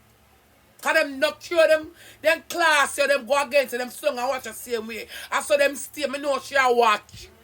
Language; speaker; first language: English; non-native, local second language; Jamaican Creole English